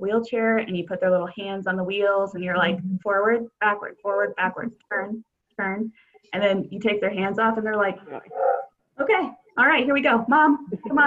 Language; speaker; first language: English; native; English